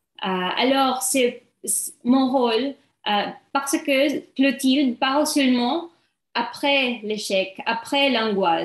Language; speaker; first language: French; non-native, learner; English